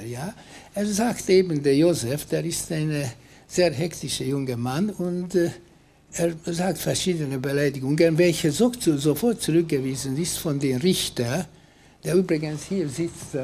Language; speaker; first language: German; non-native, fluent; Hungarian